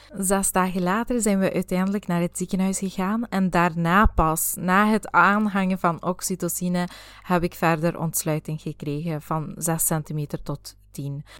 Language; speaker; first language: Dutch; native; Dutch